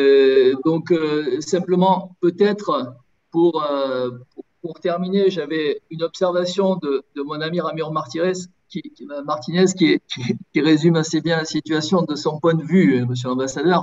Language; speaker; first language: French; native; French